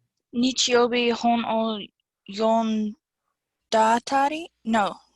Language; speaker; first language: Japanese; non-native, learner; English